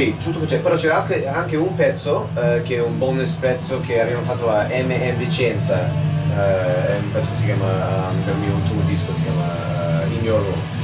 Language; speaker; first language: Italian; non-native, learner; English